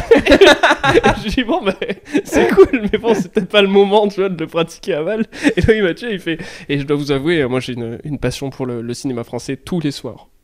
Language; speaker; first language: French; native; French